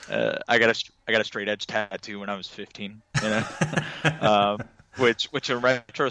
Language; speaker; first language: English; native; English